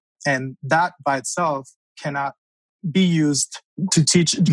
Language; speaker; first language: English; non-native, local second language; French